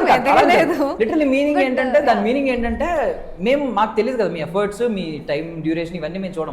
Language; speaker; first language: Telugu; native; Telugu